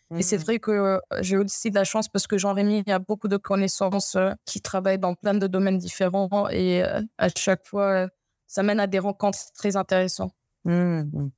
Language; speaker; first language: French; non-native, fluent; Amharic